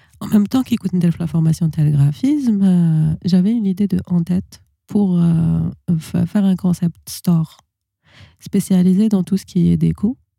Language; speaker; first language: French; non-native, local second language; Arabic